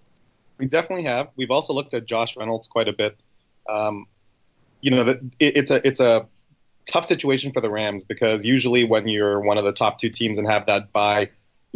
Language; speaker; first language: English; native; English